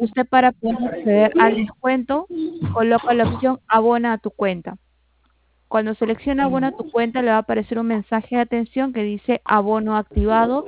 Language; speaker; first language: Spanish; native; Spanish